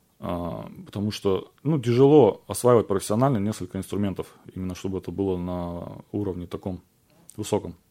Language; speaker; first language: Russian; native; Russian